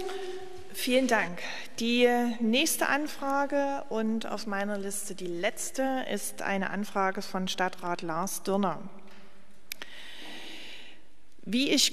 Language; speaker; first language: German; native; German